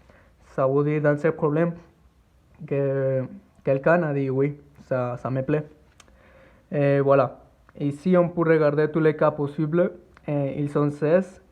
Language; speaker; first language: French; non-native, learner; Spanish